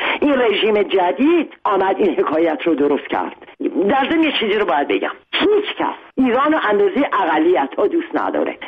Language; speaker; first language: Persian; non-native, local second language; Armenian